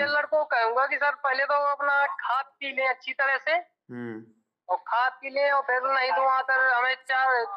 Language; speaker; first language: Hindi; native; Hindi